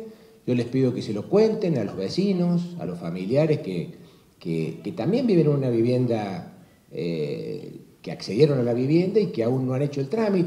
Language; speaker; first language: Spanish; native; Spanish